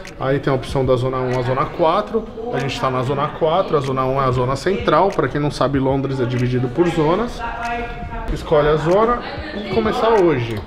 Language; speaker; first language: Portuguese; native; Portuguese